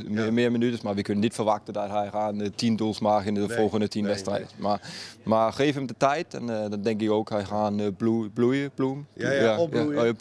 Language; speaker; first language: Dutch; non-native, fluent; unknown